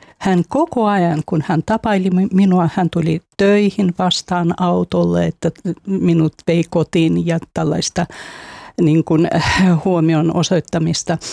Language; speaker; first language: Finnish; non-native, fluent; Russian